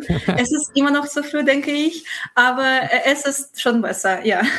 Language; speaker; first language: German; non-native, fluent; Russian